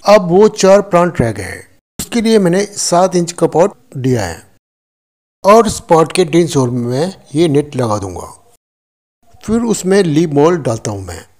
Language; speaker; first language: Hindi; non-native, local second language; Nepali